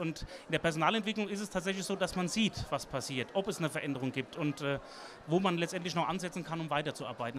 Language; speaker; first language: German; native; German